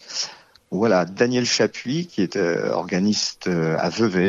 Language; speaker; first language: French; native; French